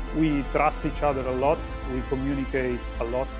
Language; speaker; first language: English; non-native, fluent; Italian